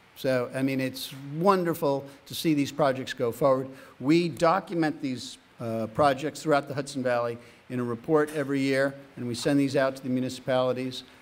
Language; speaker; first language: English; native; English